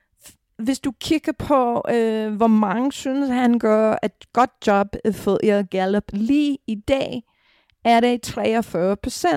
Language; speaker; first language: Danish; non-native, fluent; English